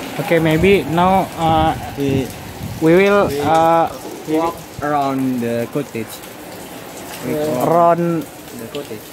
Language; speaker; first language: English; non-native, learner; Indonesian